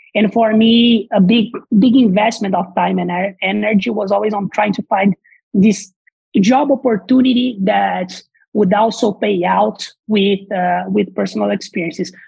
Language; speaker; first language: English; non-native, fluent; Portuguese